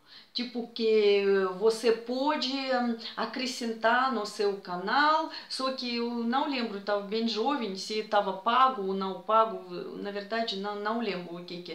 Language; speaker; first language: Portuguese; non-native, fluent; Russian